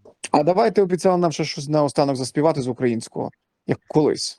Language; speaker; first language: Ukrainian; native; Ukrainian